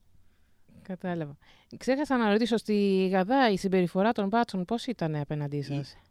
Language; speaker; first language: Greek; native; Greek